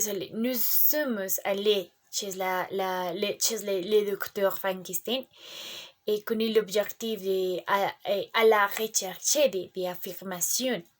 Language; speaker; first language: French; non-native, learner; Spanish